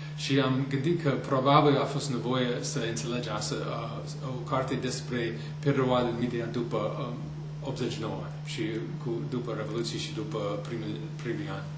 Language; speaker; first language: Romanian; non-native, fluent; English